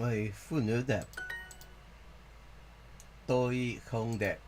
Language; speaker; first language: Vietnamese; non-native, learner; English